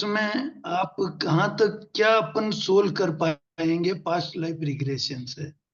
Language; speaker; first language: Hindi; native; Hindi